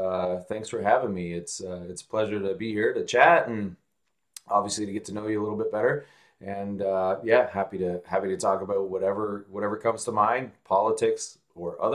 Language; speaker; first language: English; native; English